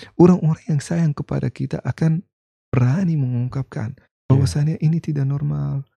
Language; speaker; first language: Indonesian; non-native, fluent; Arabic